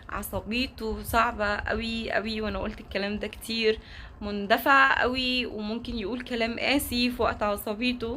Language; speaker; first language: Arabic; native; Arabic